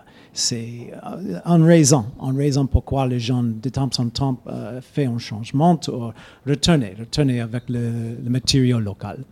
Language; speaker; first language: French; non-native, fluent; English